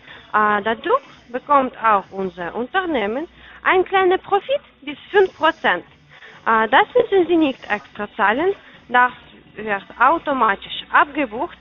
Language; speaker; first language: German; non-native, fluent; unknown